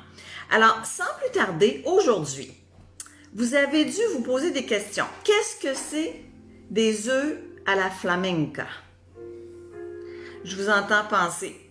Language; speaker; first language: French; native; French